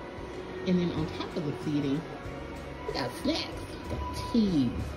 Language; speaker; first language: English; native; English